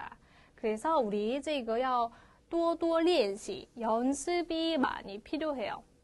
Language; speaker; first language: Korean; non-native, fluent; Chinese